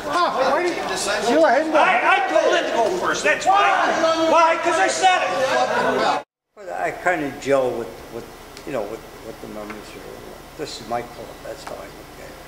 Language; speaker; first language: English; native; English